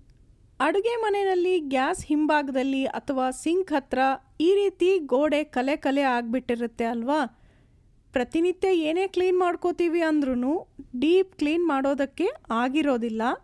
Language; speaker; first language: Kannada; native; Kannada